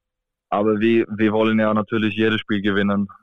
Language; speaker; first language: German; non-native, fluent; Swedish